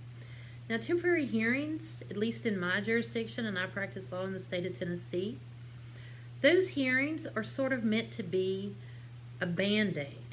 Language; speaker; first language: English; native; English